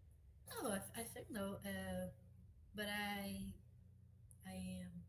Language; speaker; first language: English; non-native, learner; Portuguese